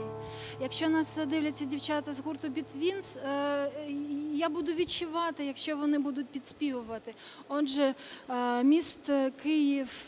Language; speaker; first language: Ukrainian; native; Ukrainian